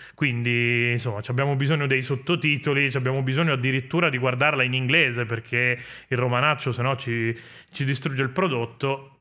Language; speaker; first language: Italian; native; Italian